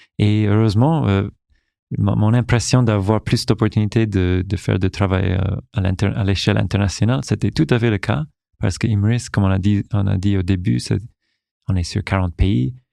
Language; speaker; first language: French; non-native, local second language; English